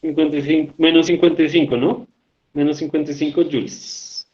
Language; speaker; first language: Spanish; native; Spanish